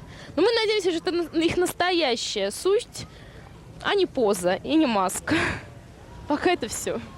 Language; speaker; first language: Russian; native; Russian